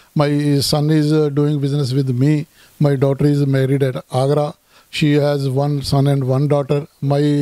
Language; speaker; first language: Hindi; non-native, local second language; Punjabi